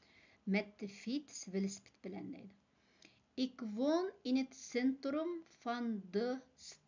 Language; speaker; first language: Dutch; non-native, fluent; Uyghur